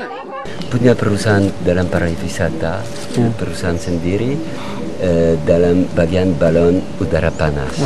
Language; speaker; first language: Indonesian; non-native, learner; French